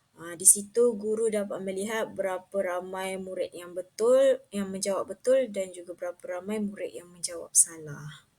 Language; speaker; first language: Malay; native; Malay